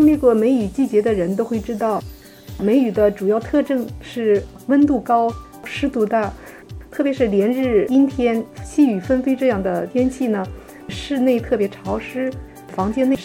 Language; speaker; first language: Chinese; native; Chinese